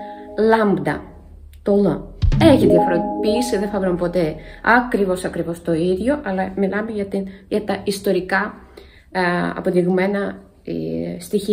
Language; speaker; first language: Greek; non-native, fluent; Russian